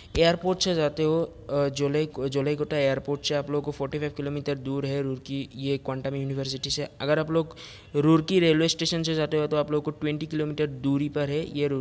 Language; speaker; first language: Hindi; non-native, local second language; Assamese